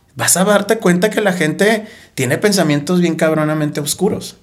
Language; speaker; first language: Spanish; native; Spanish